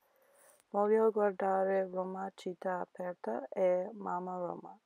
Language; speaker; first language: Italian; non-native, learner; English